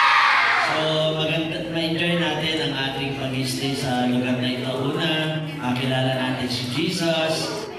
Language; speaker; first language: Filipino; native; Filipino